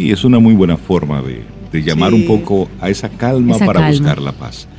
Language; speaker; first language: Spanish; native; Spanish